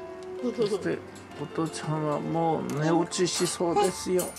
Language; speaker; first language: Japanese; native; Japanese